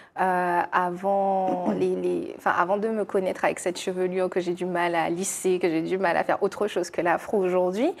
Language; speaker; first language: French; native; French